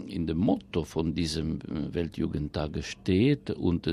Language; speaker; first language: German; non-native, fluent; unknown